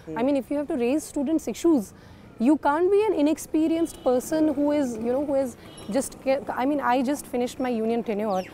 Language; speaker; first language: English; non-native, local second language; Kashmiri